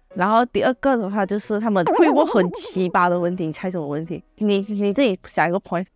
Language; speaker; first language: Chinese; non-native, local second language; Iban